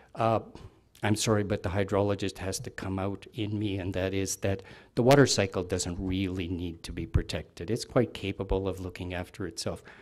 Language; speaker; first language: English; native; English